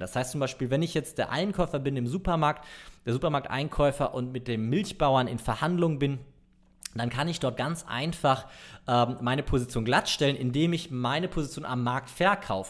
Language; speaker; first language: German; native; German